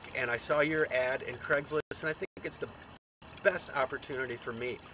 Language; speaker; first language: English; native; English